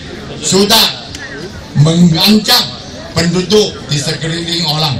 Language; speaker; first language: Indonesian; non-native, local second language; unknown